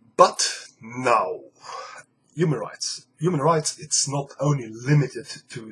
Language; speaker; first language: English; non-native, fluent; Luxembourgish